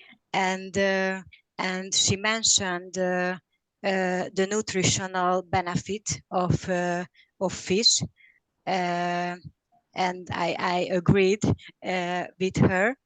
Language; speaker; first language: English; non-native, learner; Hungarian